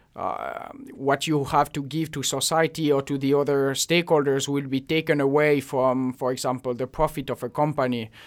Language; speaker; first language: English; non-native, fluent; French